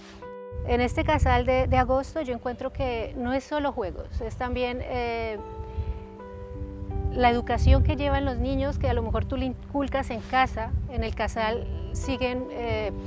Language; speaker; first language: Spanish; native; Spanish